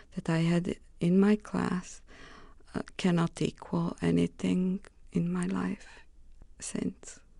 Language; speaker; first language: English; non-native, fluent; Romanian